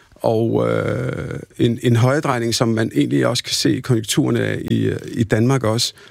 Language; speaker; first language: Danish; early bilingual, other home language; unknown